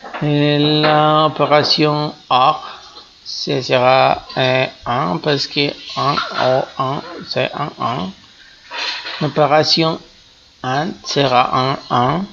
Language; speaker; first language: French; non-native, fluent; Spanish